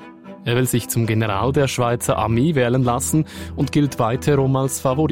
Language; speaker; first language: German; native; German